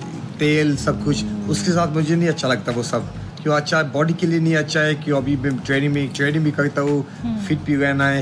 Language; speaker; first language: Hindi; early bilingual, heritage; Hindi